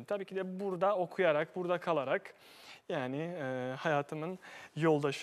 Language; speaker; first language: Turkish; non-native, fluent; Bosnian